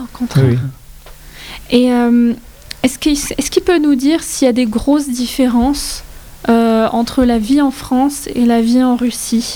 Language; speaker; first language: French; native; French